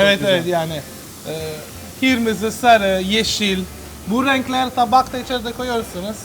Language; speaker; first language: Turkish; non-native, learner; Italian